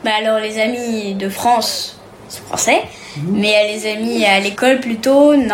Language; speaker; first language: French; early bilingual, heritage; French